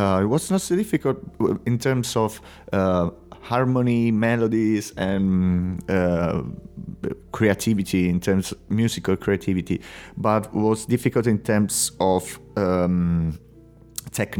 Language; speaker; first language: English; non-native, fluent; Italian